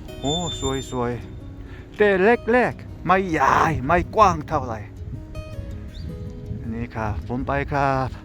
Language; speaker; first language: Thai; non-native, learner; Korean